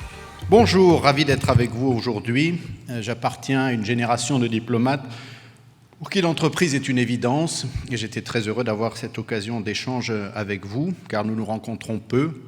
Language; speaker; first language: French; native; French